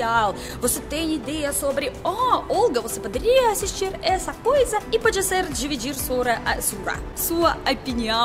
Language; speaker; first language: Portuguese; non-native, learner; Russian